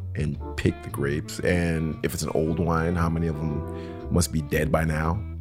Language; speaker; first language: English; native; English